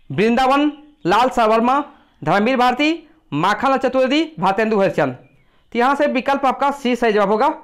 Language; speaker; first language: Hindi; native; Hindi